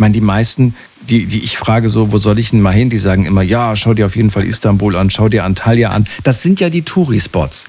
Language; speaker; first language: German; native; German